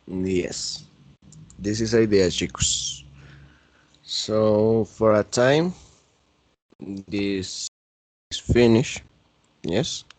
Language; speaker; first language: English; non-native, learner; Spanish